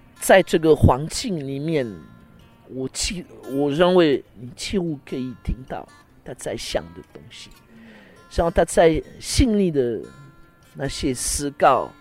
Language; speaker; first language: Chinese; non-native, fluent; French